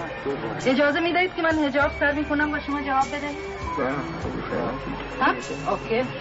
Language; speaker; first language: Persian; non-native, fluent; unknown